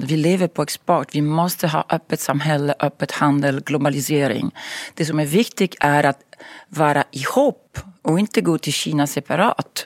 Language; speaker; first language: Swedish; non-native, fluent; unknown